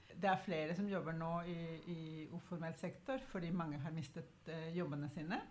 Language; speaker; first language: Norwegian; non-native, fluent; Spanish